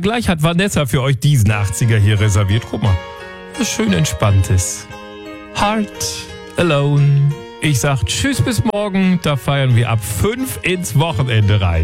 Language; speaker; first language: German; native; German